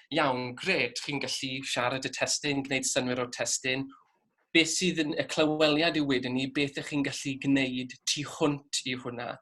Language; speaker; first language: Welsh; native; Welsh